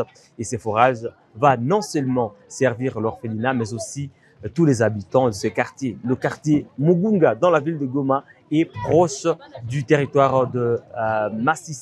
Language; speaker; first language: French; non-native, local second language; Swahili